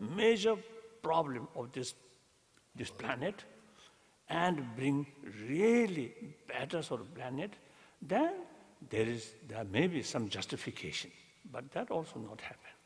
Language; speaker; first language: English; non-native, learner; Tibetan